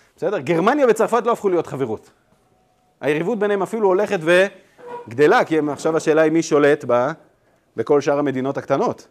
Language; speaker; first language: Hebrew; native; Hebrew